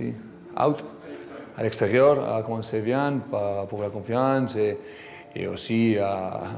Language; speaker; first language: French; non-native, learner; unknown